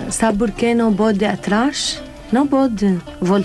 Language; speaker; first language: Portuguese; non-native, learner; Arabic